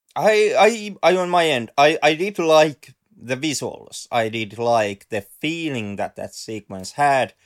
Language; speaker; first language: English; non-native, fluent; Finnish